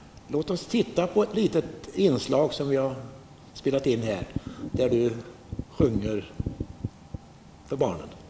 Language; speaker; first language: Swedish; native; Swedish